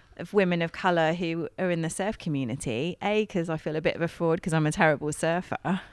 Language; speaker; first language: English; native; English